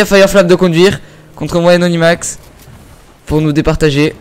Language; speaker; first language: French; native; French